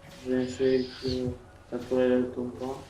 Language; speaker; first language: French; non-native, fluent; Portuguese